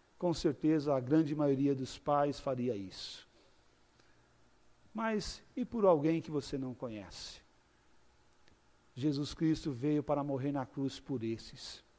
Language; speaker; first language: Portuguese; native; Portuguese